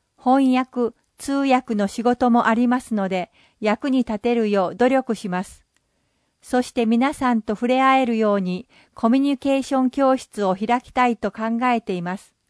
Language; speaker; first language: Japanese; non-native, fluent; English